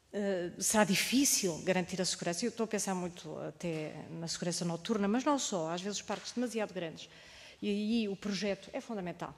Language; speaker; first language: Portuguese; native; Portuguese